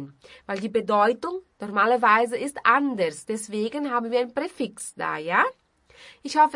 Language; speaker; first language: German; non-native, fluent; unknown